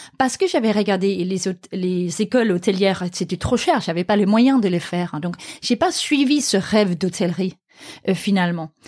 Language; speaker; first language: French; non-native, fluent; Danish